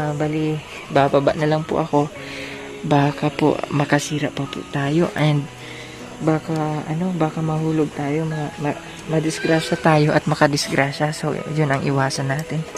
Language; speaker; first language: Filipino; non-native, local second language; Cebuano